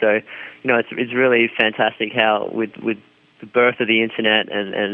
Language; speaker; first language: English; native; English